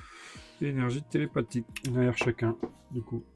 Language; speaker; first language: French; native; French